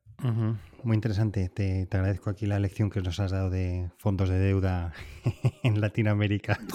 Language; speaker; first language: Spanish; native; Spanish